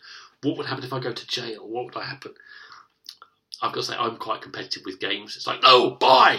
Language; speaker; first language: English; native; English